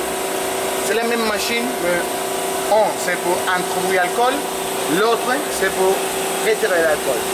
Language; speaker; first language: French; non-native, learner; Spanish